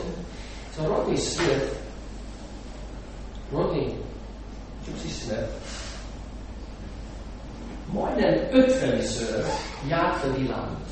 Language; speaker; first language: Hungarian; non-native, fluent; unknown